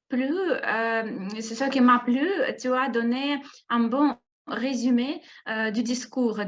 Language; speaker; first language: French; non-native, fluent; Russian